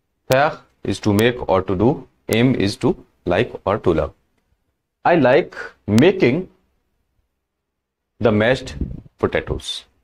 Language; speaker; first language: English; non-native, local second language; Hindi